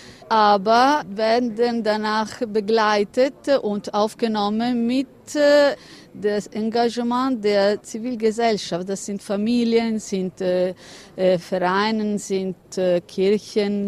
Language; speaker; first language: German; non-native, fluent; Italian